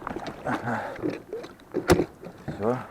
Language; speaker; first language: Russian; native; Russian